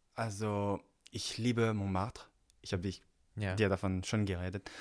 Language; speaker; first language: German; non-native, fluent; French